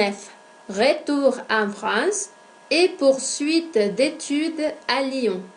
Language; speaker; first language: French; non-native, fluent; Spanish